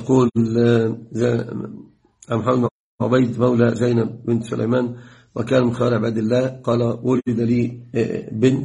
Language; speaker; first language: Arabic; native; Arabic